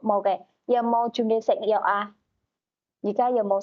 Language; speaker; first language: Cantonese; native; Cantonese